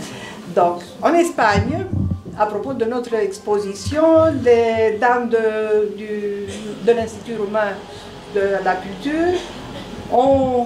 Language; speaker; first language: French; non-native, fluent; Romanian